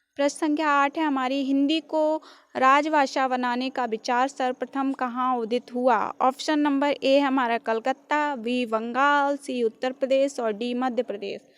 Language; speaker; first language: Hindi; native; Hindi